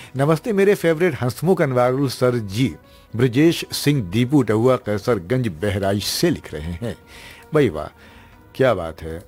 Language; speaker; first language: Hindi; native; Hindi